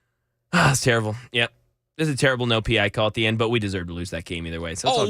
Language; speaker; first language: English; native; English